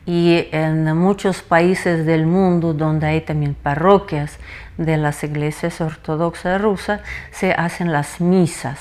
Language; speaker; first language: Spanish; non-native, fluent; Russian